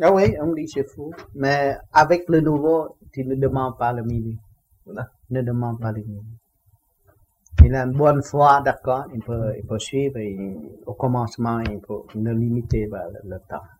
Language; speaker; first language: French; non-native, learner; Vietnamese